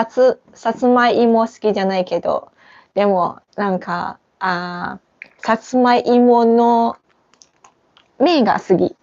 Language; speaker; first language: Japanese; non-native, fluent; Chinese